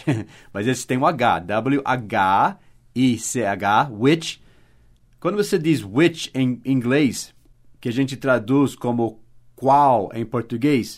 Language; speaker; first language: Portuguese; non-native, fluent; English